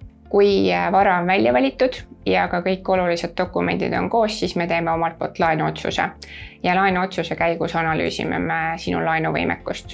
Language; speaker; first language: Estonian; native; Estonian